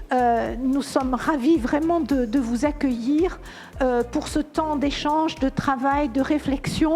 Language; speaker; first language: French; native; French